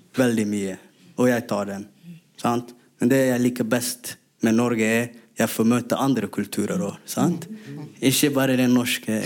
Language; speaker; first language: Norwegian; non-native, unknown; Somali